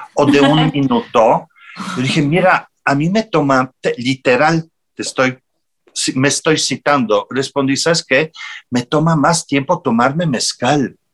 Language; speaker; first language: Spanish; non-native, fluent; Polish